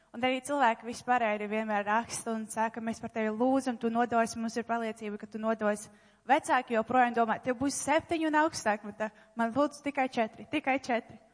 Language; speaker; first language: Latvian; non-native, local second language; Russian